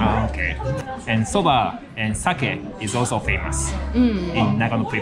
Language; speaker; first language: English; non-native, fluent; Japanese